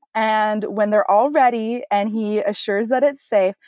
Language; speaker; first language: English; native; English